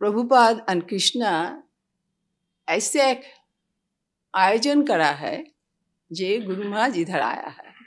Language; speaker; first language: Hindi; non-native, local second language; Bangla